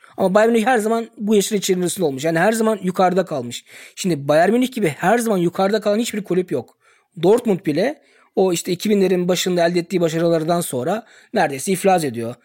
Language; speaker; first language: Turkish; early bilingual, heritage; Turkish